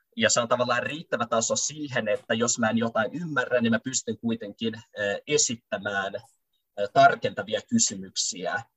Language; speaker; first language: Finnish; early bilingual, other home language; Russian